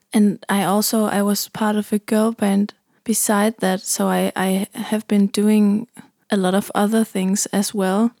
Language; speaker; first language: English; non-native, fluent; German